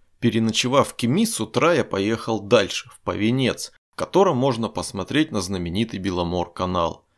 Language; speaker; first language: Russian; native; Russian